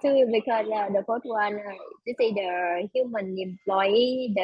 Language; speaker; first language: English; non-native, learner; Vietnamese